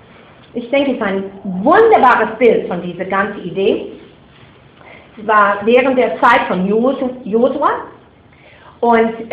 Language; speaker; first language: German; non-native, fluent; English